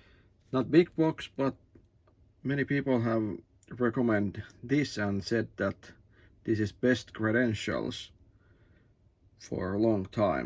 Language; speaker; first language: English; non-native, learner; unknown